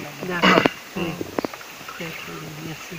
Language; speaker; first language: French; non-native, learner; English